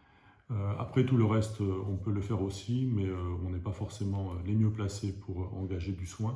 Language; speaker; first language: French; native; French